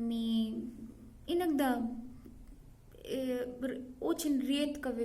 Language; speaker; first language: Russian; non-native, learner; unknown